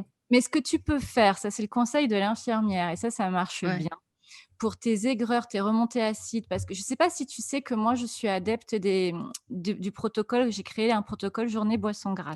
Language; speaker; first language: French; native; French